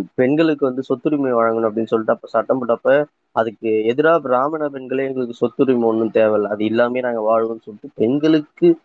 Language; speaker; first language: Tamil; native; Tamil